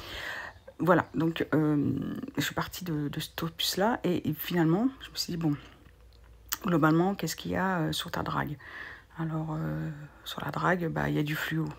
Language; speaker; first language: French; native; French